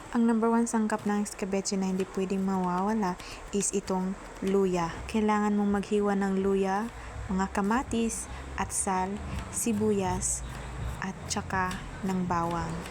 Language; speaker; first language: Filipino; non-native, local second language; Cebuano